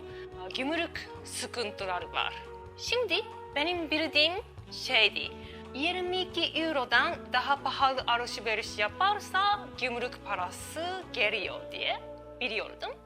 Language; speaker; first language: Turkish; non-native, learner; Japanese